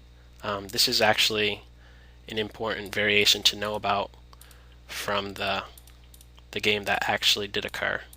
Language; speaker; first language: English; native; English